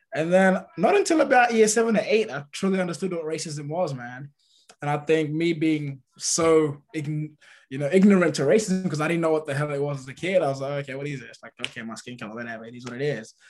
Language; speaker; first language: English; early bilingual, other home language; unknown